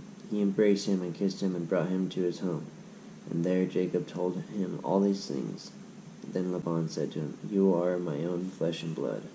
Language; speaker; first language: English; native; English